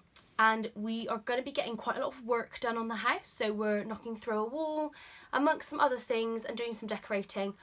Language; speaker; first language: English; native; English